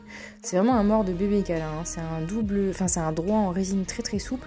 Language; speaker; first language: French; native; French